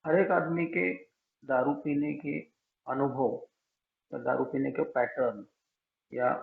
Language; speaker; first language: Hindi; non-native, local second language; Marathi